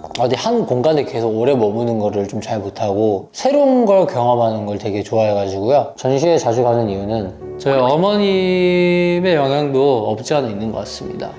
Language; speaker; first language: Korean; native; Korean